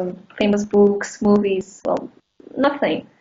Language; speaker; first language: English; non-native, fluent; Russian